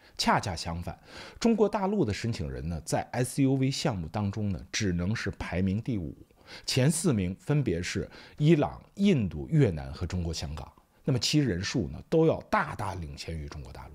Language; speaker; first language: Chinese; native; Chinese